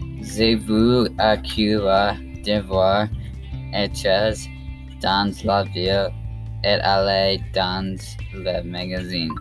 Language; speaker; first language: French; non-native, learner; English